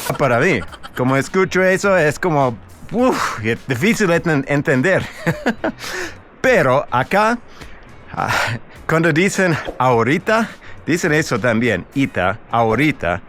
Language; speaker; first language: Spanish; non-native, fluent; English